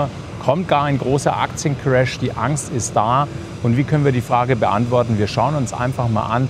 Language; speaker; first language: German; native; German